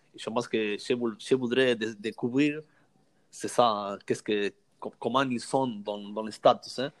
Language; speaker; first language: French; non-native, learner; Spanish